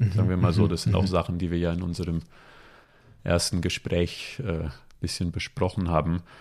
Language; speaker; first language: German; non-native, fluent; Italian